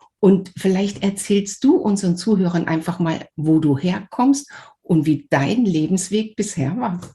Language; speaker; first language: German; native; German